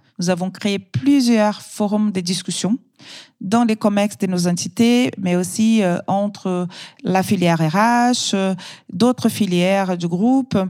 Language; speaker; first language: French; non-native, fluent; Portuguese